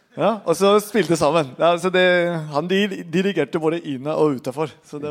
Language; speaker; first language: Norwegian; non-native, fluent; Spanish